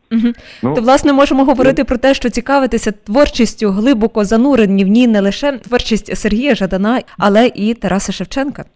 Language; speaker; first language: Ukrainian; native; Ukrainian